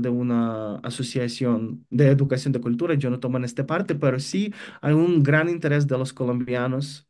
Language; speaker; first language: Spanish; non-native, fluent; Ukrainian